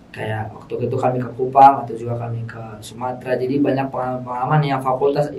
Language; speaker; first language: Indonesian; native; Indonesian